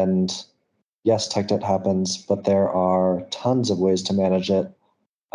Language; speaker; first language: English; native; English